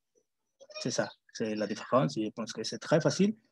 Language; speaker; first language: French; non-native, learner; Spanish